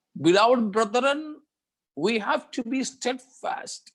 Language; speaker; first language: English; non-native, local second language; Malayalam